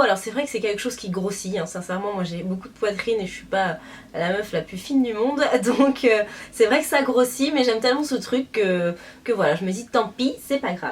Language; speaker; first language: French; native; French